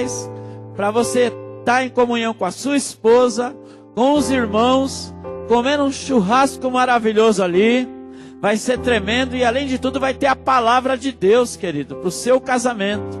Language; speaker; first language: Portuguese; native; Portuguese